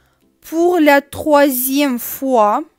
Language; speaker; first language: French; non-native, fluent; Russian